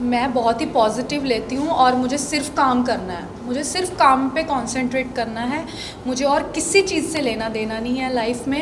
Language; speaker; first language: Hindi; non-native, local second language; Punjabi